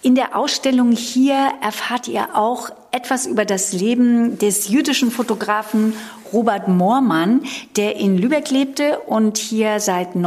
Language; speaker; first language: German; native; German